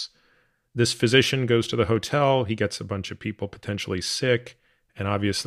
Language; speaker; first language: English; native; English